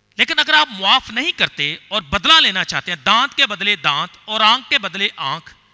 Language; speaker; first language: Urdu; non-native, local second language; Punjabi